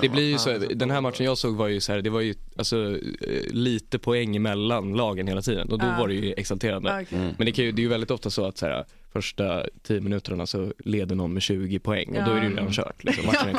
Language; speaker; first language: Swedish; native; Swedish